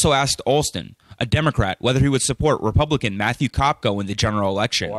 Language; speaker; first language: English; native; English